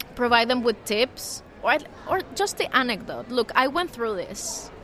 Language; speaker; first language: English; non-native, fluent; Spanish